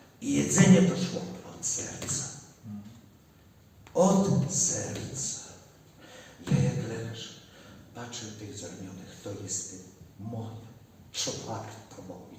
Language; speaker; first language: Polish; non-native, learner; Ukrainian